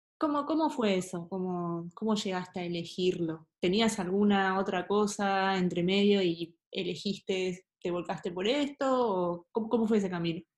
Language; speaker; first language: Spanish; native; Spanish